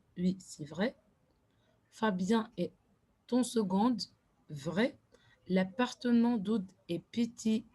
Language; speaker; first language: French; non-native, fluent; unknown